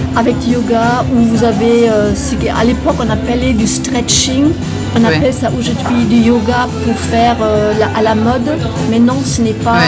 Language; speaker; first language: French; non-native, fluent; German